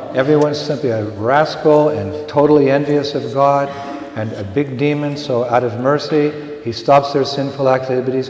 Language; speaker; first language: English; native; English